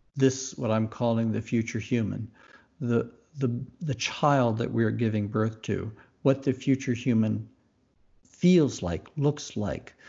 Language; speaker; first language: English; native; English